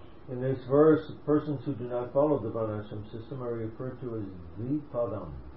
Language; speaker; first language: English; native; English